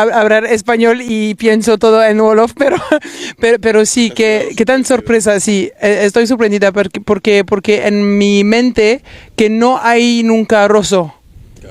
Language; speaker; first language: Spanish; non-native, learner; Wolof